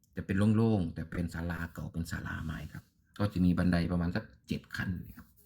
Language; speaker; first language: Thai; native; Thai